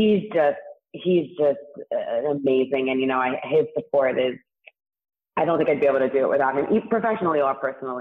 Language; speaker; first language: English; native; English